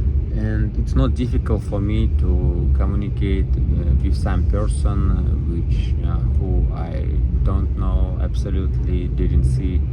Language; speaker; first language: English; non-native, learner; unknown